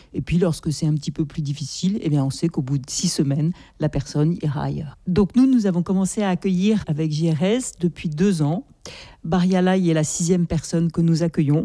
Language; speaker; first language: French; native; French